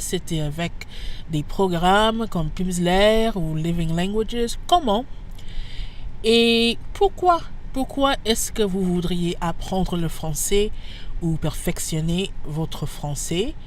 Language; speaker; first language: French; non-native, fluent; English